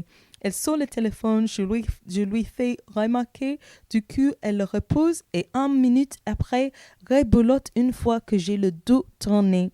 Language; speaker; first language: French; non-native, learner; English